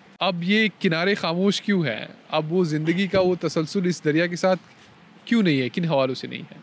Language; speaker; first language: Urdu; non-native, local second language; Pashto